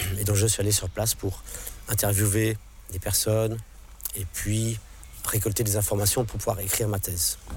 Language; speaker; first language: French; non-native, local second language; English